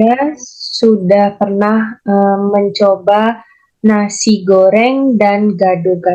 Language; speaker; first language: Indonesian; non-native, learner; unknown